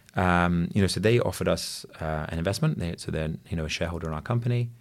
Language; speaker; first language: English; native; English